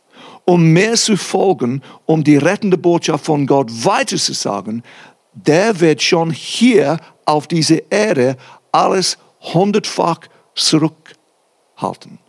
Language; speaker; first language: German; non-native, fluent; English